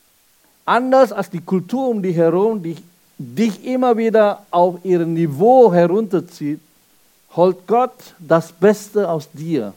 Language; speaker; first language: German; non-native, fluent; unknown